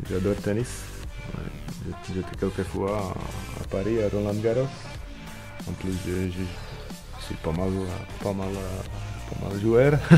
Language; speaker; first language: French; non-native, learner; Slovak